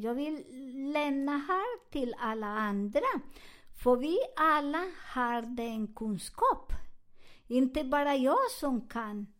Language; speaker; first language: Swedish; non-native, learner; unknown